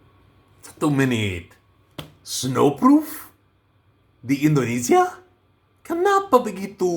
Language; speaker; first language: Indonesian; non-native, learner; English